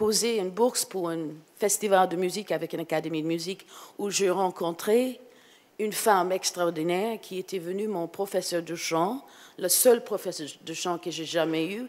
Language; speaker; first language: French; non-native, fluent; English